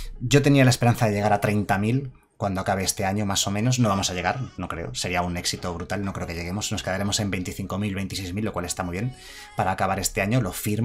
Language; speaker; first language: Spanish; native; Spanish